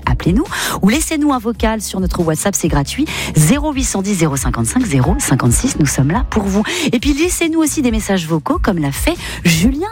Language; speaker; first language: French; native; French